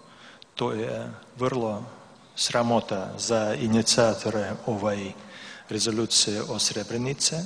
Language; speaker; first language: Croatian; non-native, learner; Russian